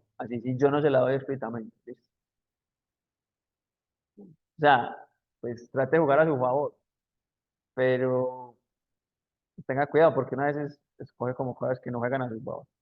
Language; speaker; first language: Spanish; native; Spanish